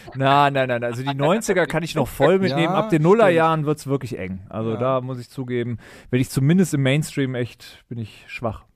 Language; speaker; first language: German; native; German